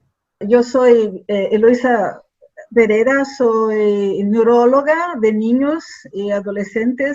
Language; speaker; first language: Spanish; non-native, fluent; Portuguese